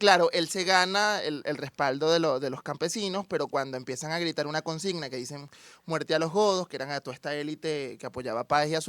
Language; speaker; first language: Spanish; native; Spanish